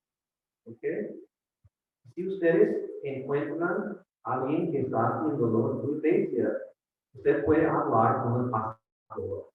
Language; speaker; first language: Spanish; non-native, fluent; English